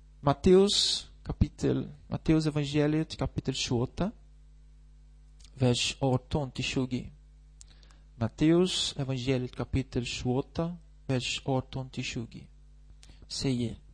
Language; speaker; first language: Swedish; non-native, fluent; Portuguese